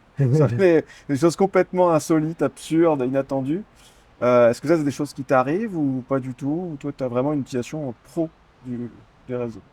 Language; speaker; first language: French; native; French